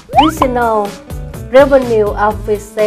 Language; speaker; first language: English; non-native, learner; Thai